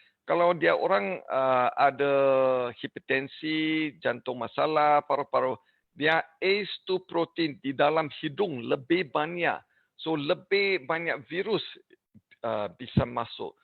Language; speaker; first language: Indonesian; non-native, learner; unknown